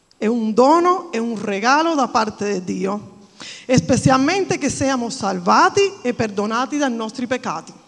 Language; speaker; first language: Italian; non-native, fluent; Spanish